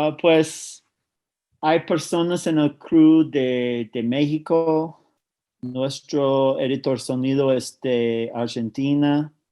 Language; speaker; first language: Spanish; non-native, fluent; English